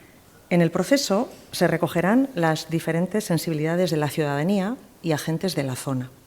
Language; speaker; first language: Spanish; native; Spanish